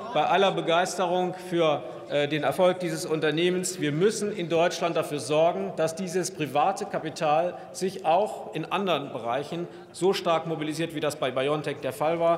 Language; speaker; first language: German; native; German